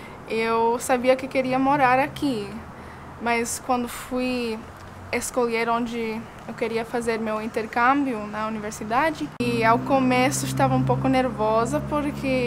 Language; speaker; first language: Portuguese; non-native, fluent; Spanish